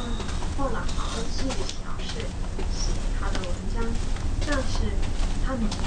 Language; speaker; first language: Chinese; non-native, learner; English